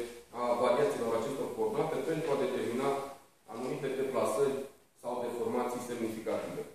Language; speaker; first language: Romanian; native; Romanian